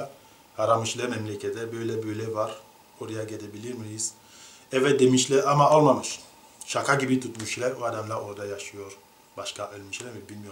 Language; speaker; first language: Turkish; non-native, learner; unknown